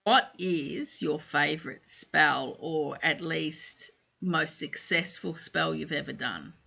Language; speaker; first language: English; native; English